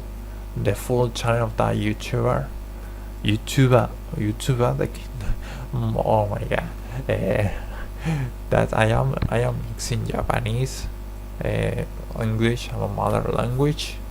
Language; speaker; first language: English; non-native, learner; Spanish